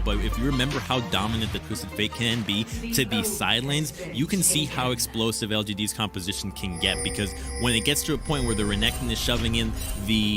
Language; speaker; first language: English; native; English